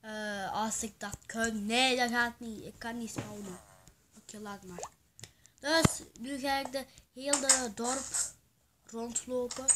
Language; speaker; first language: Dutch; early bilingual, other home language; Turkish